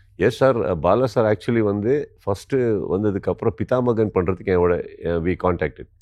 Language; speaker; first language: Tamil; non-native, local second language; Kannada